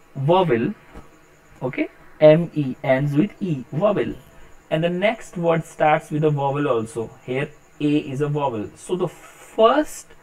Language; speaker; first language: English; non-native, local second language; Hindi